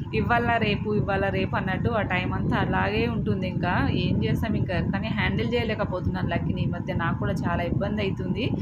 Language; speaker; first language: Telugu; native; Telugu